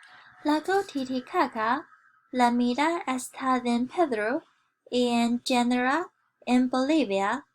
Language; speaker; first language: Spanish; non-native, learner; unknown